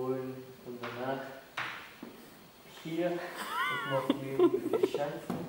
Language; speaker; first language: German; non-native, learner; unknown